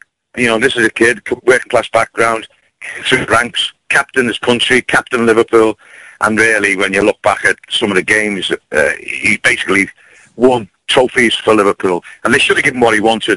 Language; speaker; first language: English; native; English